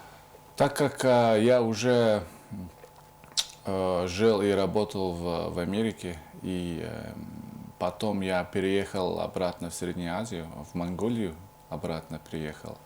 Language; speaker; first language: Russian; non-native, fluent; Mongolian